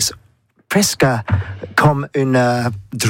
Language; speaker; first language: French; non-native, learner; English